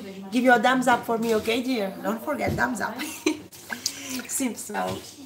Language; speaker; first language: English; non-native, learner; Portuguese